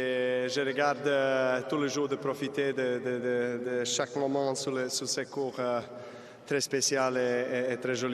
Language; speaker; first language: French; non-native, learner; Serbian